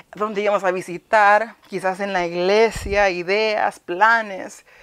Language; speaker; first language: Spanish; early bilingual, heritage; Spanish